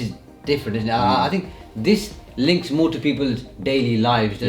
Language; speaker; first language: English; native; English